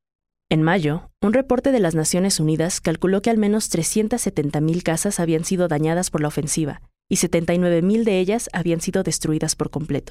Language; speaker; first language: Spanish; native; Spanish